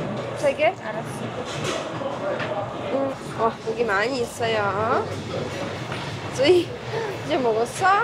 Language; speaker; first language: Korean; non-native, learner; Czech